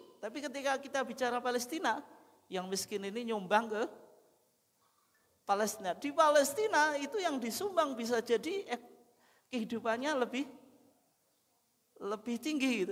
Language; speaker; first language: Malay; non-native, local second language; Javanese